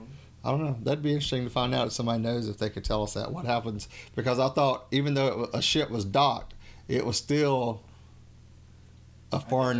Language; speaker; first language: English; native; English